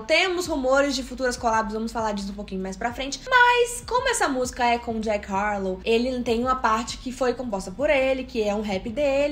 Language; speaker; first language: Portuguese; native; Portuguese